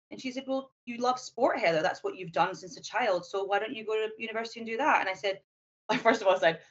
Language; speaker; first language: English; native; English